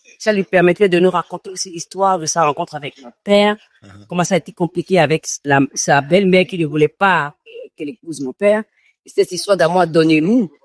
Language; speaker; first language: French; non-native, local second language; Fon